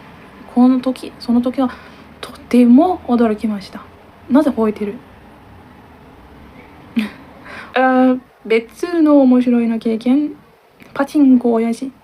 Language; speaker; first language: Japanese; non-native, learner; Turkish